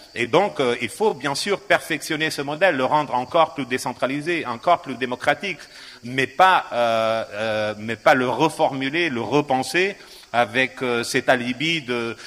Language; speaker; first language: French; non-native, fluent; Portuguese